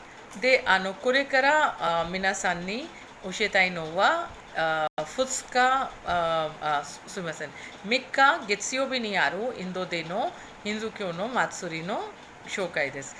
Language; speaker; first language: Japanese; non-native, fluent; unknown